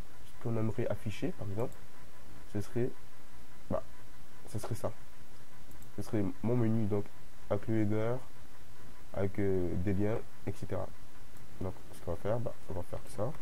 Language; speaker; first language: French; native; French